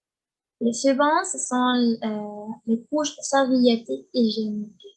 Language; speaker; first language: French; non-native, learner; Spanish